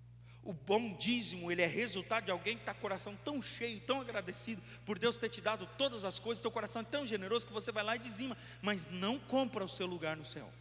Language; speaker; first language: Portuguese; native; Portuguese